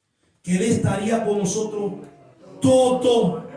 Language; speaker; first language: Spanish; native; Spanish